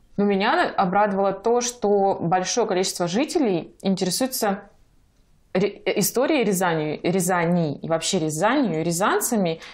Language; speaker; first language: Russian; native; Russian